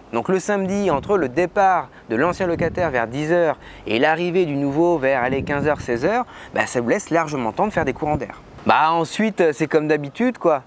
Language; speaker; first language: French; native; French